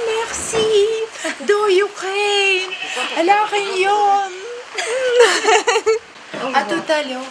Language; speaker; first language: French; non-native, learner; Ukrainian